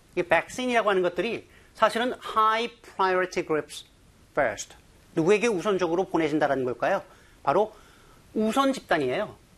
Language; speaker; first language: Korean; native; Korean